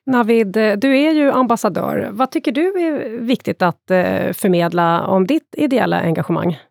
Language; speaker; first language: Swedish; native; Swedish